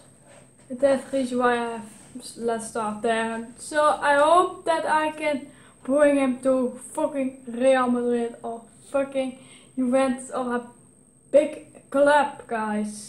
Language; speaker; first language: English; non-native, learner; Dutch